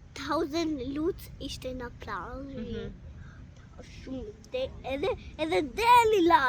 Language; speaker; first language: Albanian; early bilingual, heritage; Albanian